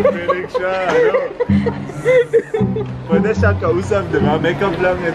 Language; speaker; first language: Filipino; non-native, learner; Arabic